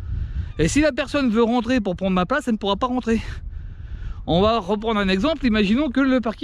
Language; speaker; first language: French; native; French